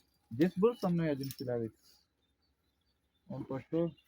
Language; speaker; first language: Russian; non-native, learner; Malayalam